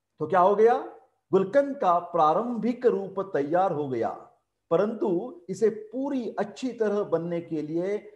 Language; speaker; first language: Hindi; non-native, local second language; Marathi